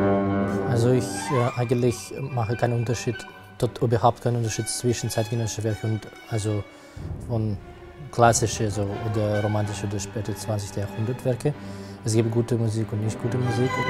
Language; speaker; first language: German; non-native, fluent; Russian